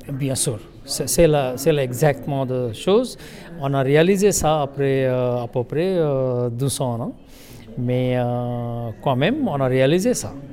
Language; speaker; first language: French; non-native, learner; Hindi